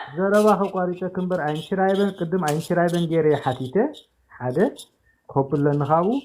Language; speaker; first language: Tigrinya; native; Tigrinya